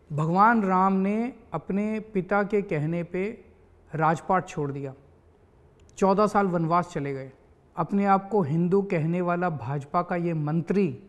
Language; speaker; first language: Hindi; native; Hindi